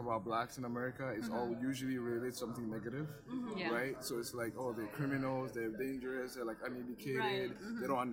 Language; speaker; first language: English; non-native, fluent; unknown